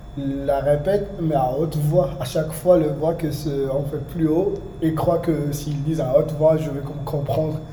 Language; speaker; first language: French; non-native, local second language; Arabic